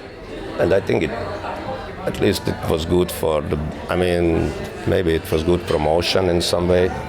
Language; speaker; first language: English; non-native, fluent; Hungarian